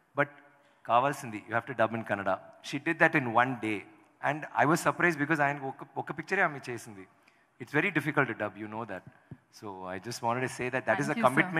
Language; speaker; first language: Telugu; non-native, learner; Tamil